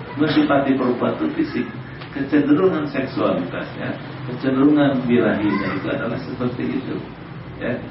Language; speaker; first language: Indonesian; non-native, local second language; Sundanese